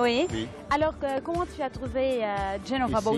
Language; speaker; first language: French; non-native, fluent; Arabic